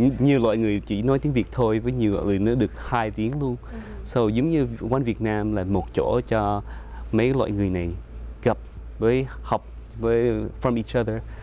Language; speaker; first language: Vietnamese; early bilingual, heritage; Vietnamese